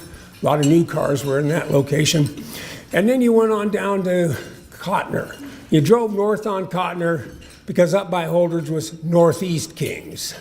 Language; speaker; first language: English; native; English